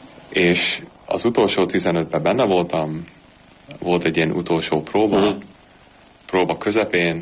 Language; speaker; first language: Hungarian; early bilingual, heritage; Hungarian